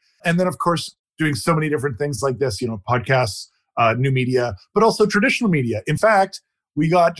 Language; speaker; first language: English; native; English